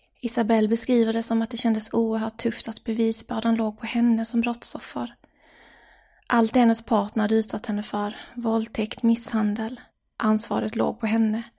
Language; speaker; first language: Swedish; native; Swedish